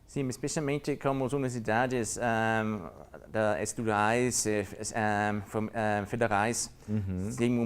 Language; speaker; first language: Portuguese; non-native, learner; German